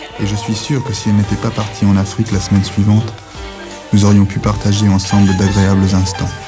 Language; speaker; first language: French; native; French